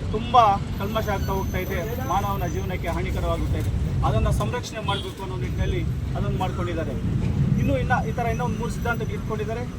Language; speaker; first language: Kannada; non-native, local second language; Telugu